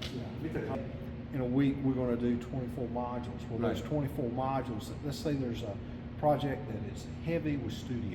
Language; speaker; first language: English; native; English